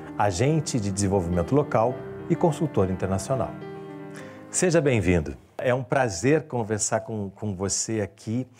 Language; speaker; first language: Portuguese; native; Portuguese